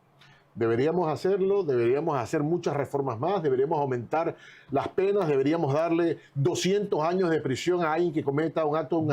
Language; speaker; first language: Spanish; native; Spanish